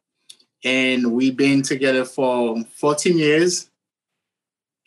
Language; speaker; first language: English; non-native, fluent; Haitian Creole